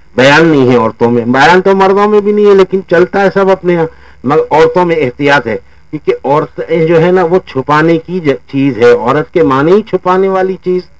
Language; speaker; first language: Urdu; native; Urdu